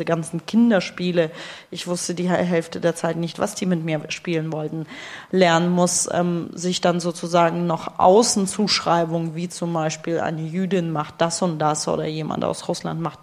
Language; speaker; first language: German; early bilingual, other home language; Russian